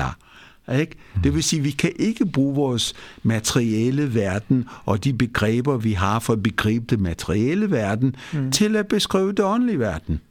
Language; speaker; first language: Danish; early bilingual, other home language; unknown